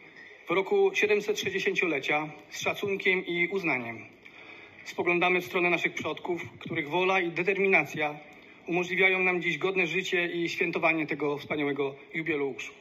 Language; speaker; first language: Polish; native; Polish